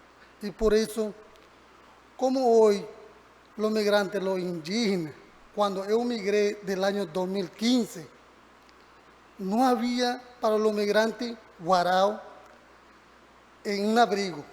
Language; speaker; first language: Portuguese; non-native, learner; Spanish